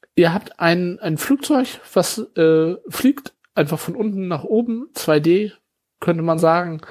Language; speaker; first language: German; native; German